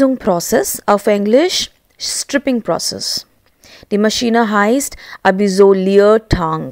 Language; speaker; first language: German; non-native, learner; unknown